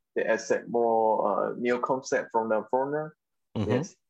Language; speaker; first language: English; non-native, local second language; Chinese